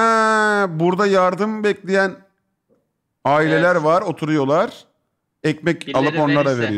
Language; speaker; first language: Turkish; native; Turkish